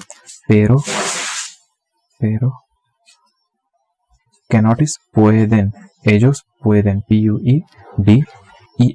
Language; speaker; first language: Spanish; non-native, learner; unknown